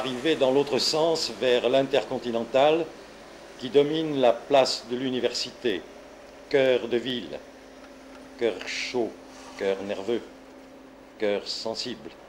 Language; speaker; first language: French; native; French